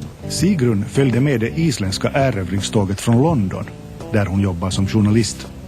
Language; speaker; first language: Swedish; native; Swedish